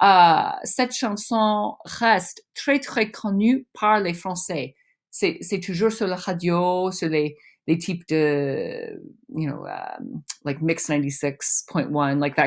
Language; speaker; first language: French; non-native, fluent; English